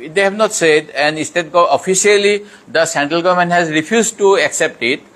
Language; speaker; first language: English; non-native, local second language; Assamese